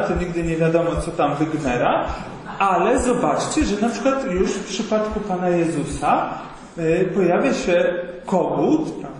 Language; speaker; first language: Polish; native; Polish